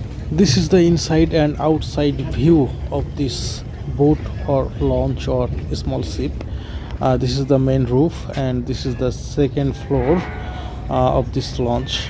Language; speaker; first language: English; non-native, local second language; Bangla